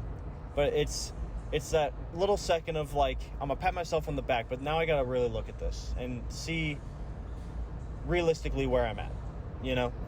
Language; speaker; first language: English; native; English